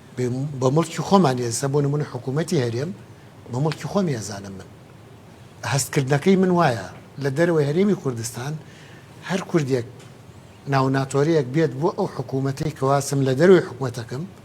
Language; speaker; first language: Central Kurdish; non-native, local second language; Gurani